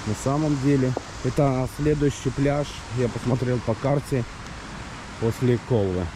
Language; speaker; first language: Russian; native; Russian